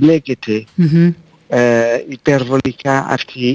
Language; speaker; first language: Greek; non-native, fluent; French